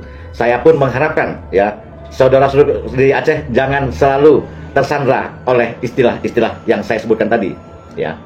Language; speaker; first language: Indonesian; native; Indonesian